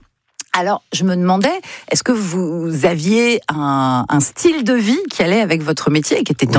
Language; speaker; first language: French; native; French